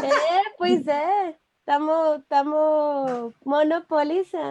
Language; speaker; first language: Portuguese; non-native, fluent; Spanish